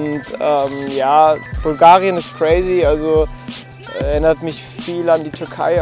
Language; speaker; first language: German; early bilingual, other home language; Turkish